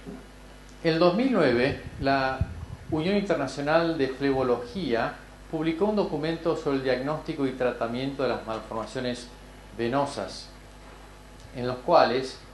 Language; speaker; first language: Spanish; native; Spanish